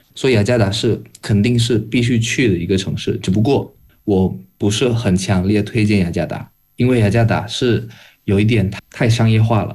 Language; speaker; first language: Chinese; non-native, fluent; Indonesian